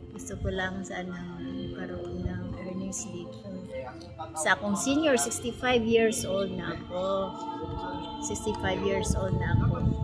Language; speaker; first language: Filipino; non-native, local second language; Cebuano